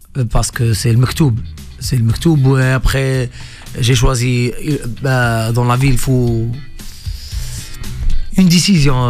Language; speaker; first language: French; non-native, local second language; Arabic